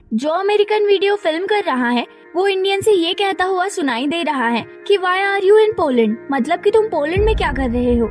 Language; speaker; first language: Hindi; native; Hindi